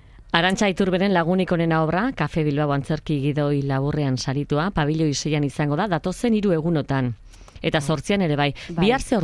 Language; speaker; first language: Basque; native; Basque